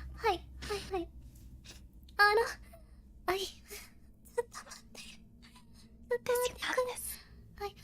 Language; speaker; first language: Japanese; non-native, learner; German